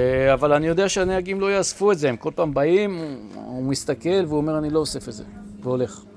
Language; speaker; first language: Hebrew; native; Hebrew